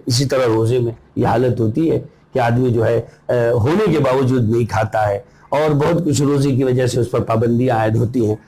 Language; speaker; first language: Urdu; native; Urdu